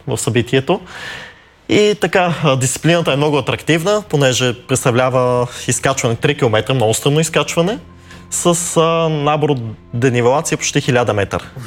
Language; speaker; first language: Bulgarian; native; Bulgarian